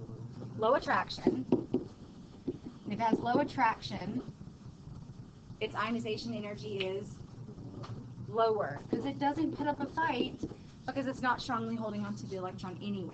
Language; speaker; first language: English; native; English